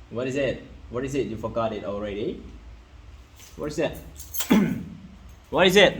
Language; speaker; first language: English; non-native, learner; Lao